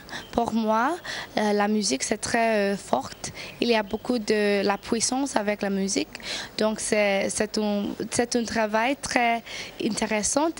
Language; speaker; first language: French; non-native, learner; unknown